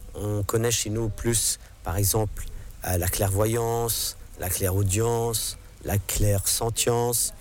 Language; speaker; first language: French; non-native, local second language; English